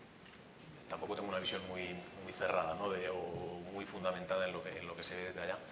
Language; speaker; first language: Spanish; native; Spanish